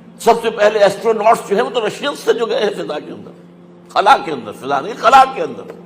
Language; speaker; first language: Urdu; native; Urdu